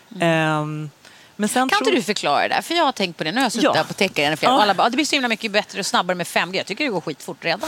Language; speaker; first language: Swedish; native; Swedish